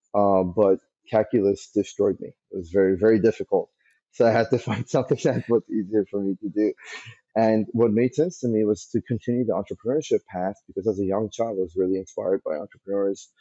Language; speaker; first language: English; early bilingual, other home language; Persian